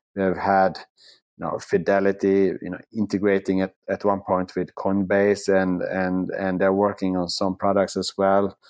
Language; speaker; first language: English; non-native, fluent; Swedish